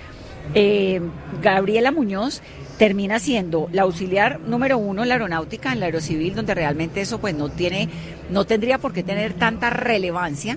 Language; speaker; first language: Spanish; native; Spanish